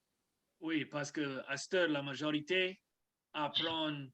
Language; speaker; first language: French; non-native, learner; English